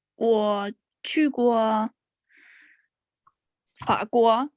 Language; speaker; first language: Chinese; non-native, learner; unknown